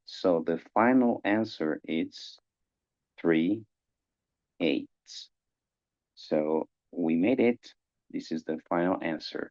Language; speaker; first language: English; non-native, fluent; Spanish